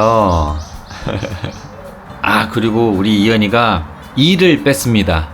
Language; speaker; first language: Korean; native; Korean